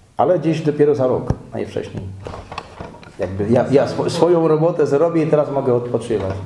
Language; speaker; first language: Polish; native; Polish